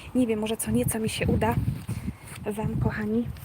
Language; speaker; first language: Polish; native; Polish